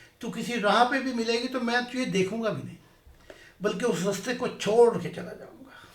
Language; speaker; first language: Urdu; native; Urdu